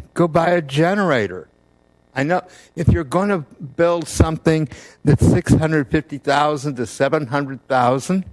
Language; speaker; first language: English; native; English